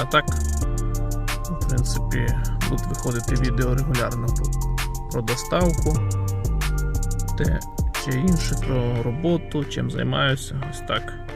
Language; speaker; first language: Ukrainian; native; Ukrainian